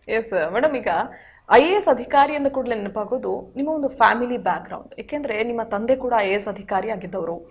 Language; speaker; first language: Kannada; native; Kannada